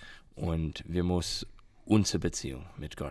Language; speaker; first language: German; non-native, learner; English